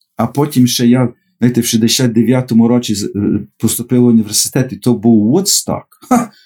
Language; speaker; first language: Ukrainian; early bilingual, heritage; Ukrainian